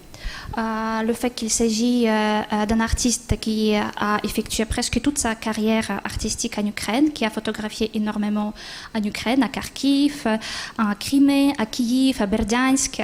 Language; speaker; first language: French; non-native, fluent; Ukrainian